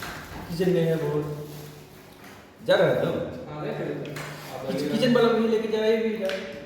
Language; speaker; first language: Hindi; non-native, local second language; Bangla